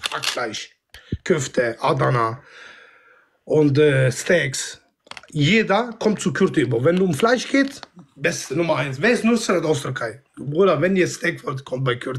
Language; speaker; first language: German; non-native, fluent; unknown